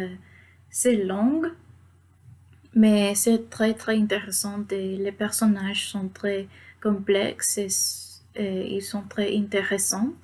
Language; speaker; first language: French; non-native, learner; Spanish